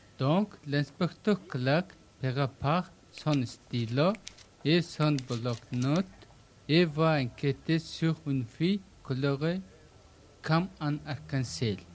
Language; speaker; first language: French; non-native, learner; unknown